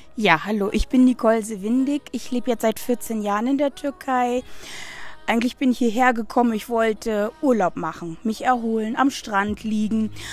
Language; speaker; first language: German; native; German